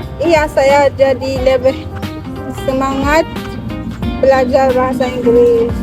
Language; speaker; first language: Indonesian; non-native, learner; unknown